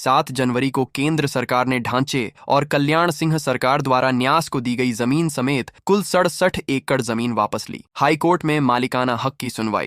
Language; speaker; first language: Hindi; native; Hindi